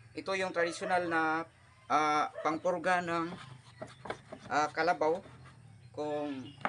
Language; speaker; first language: Filipino; non-native, local second language; Cebuano